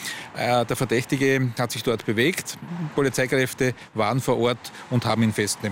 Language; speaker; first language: German; native; German